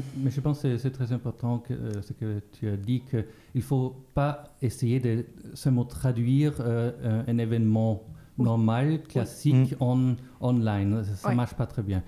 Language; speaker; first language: French; non-native, local second language; Luxembourgish